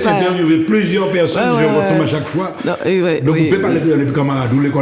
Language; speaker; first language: French; native; French